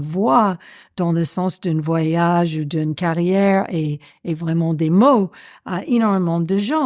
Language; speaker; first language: French; non-native, fluent; English